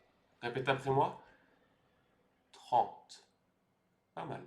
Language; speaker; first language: French; native; French